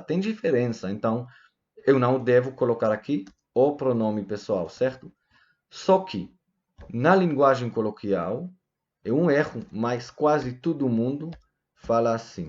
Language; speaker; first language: Portuguese; non-native, fluent; Hebrew